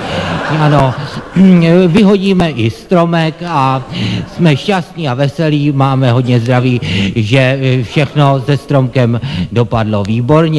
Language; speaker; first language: Czech; native; Czech